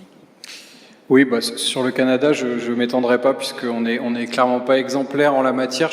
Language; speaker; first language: French; native; French